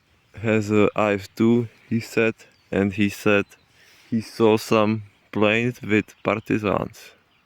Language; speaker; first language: English; non-native, learner; Czech